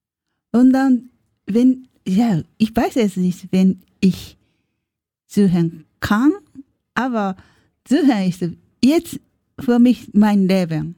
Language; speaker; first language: German; non-native, learner; Japanese